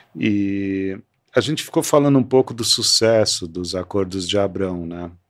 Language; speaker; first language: Portuguese; early bilingual, other home language; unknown